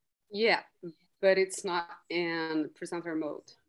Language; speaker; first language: English; non-native, fluent; Portuguese